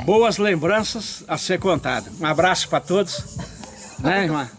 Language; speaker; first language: Portuguese; native; Portuguese